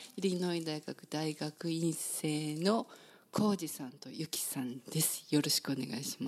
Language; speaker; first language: Japanese; native; Japanese